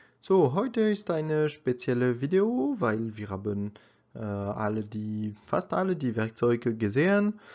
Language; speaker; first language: German; non-native, learner; French